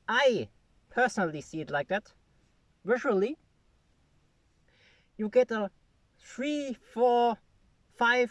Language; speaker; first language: English; non-native, fluent; German